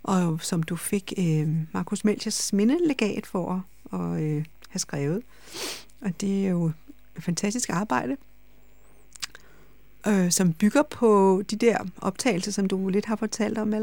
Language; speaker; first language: Danish; native; Danish